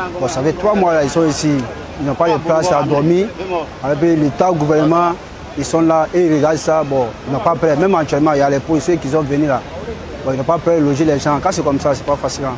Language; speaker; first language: French; non-native, local second language; Dyula